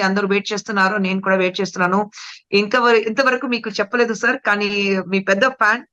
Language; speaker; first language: Telugu; non-native, fluent; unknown